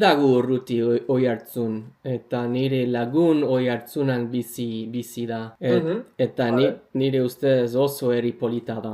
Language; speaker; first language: Basque; non-native, learner; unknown